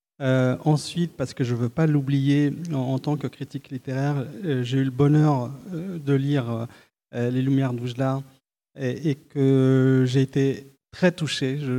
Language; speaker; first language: French; early bilingual, other home language; Arabic